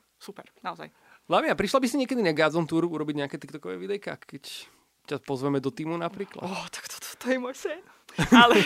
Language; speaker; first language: Slovak; non-native, fluent; Russian